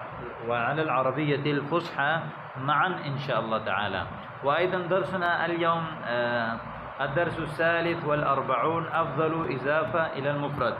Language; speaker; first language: Arabic; non-native, fluent; Urdu